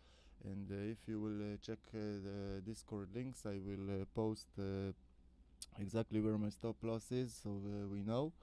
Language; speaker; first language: English; non-native, fluent; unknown